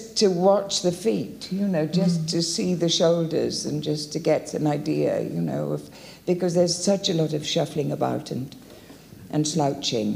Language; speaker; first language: English; native; English